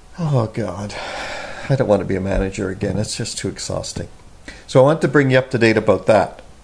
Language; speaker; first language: English; native; English